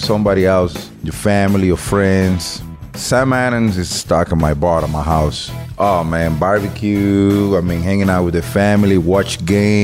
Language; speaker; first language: English; non-native, fluent; Spanish